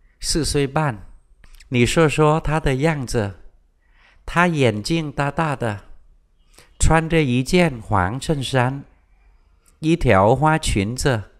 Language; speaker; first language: Chinese; non-native, fluent; Vietnamese